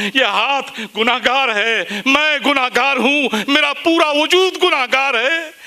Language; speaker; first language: Hindi; non-native, local second language; Marathi